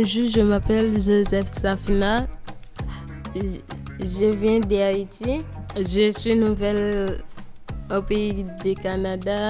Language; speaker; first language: French; non-native, learner; Haitian Creole